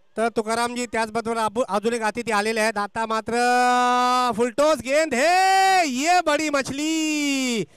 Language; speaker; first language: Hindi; non-native, local second language; Marathi